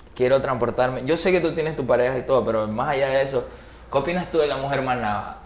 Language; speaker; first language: Spanish; native; Spanish